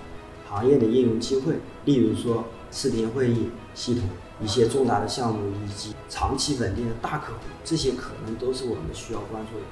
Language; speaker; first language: Chinese; native; Chinese